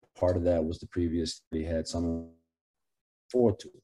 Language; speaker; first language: English; native; English